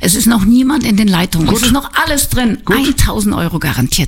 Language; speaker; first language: German; native; German